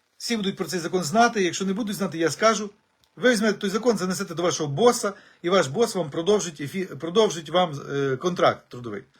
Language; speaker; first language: Ukrainian; native; Ukrainian